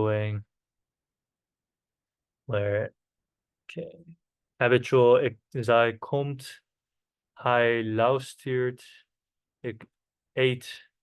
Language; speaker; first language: Dutch; non-native, learner; Korean